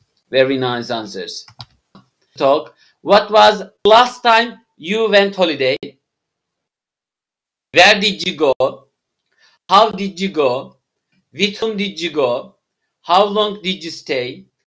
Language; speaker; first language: English; non-native, fluent; Turkish